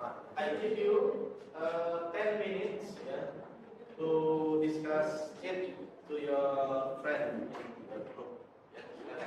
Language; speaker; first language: English; non-native, learner; Indonesian